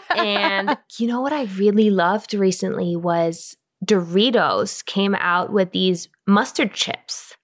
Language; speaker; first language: English; non-native, fluent; Romanian